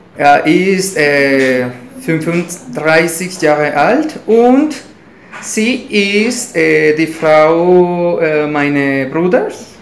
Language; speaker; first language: German; non-native, learner; Spanish